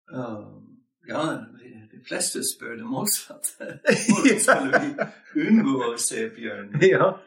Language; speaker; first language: Norwegian; non-native, fluent; English